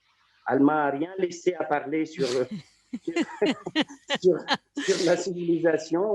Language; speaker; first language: French; non-native, fluent; Arabic